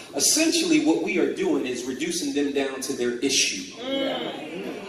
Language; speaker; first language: English; native; English